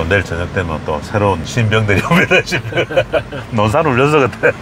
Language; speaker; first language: Korean; native; Korean